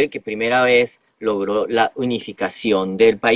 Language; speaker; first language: Spanish; non-native, fluent; Japanese